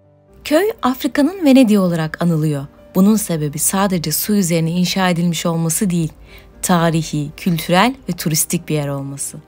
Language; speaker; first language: Turkish; native; Turkish